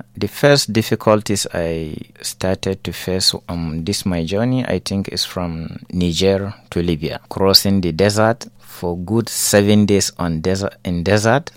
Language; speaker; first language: English; non-native, local second language; Hausa